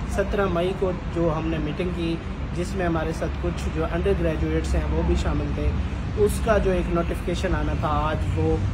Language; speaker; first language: Urdu; native; Urdu